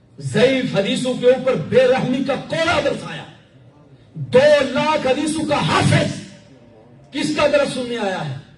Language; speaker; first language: Urdu; non-native, local second language; Punjabi